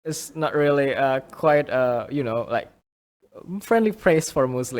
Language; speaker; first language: English; non-native, fluent; Indonesian